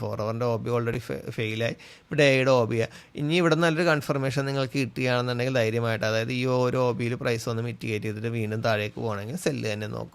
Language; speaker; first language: Malayalam; native; Malayalam